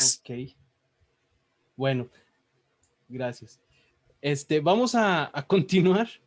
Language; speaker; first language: Spanish; native; Spanish